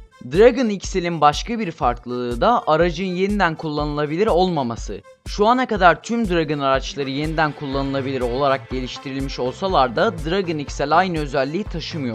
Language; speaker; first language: Turkish; native; Turkish